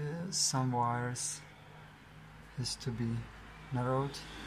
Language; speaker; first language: English; non-native, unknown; Czech